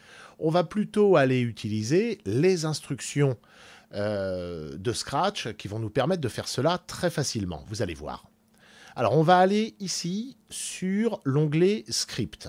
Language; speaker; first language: French; native; French